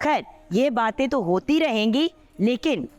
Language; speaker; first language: Urdu; native; Urdu